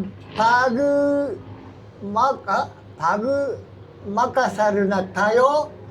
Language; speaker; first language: Filipino; non-native, learner; Japanese